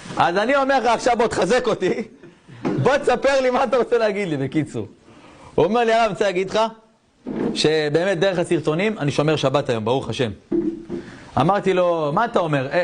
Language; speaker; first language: Hebrew; native; Hebrew